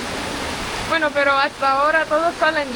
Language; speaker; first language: Spanish; non-native, fluent; Estonian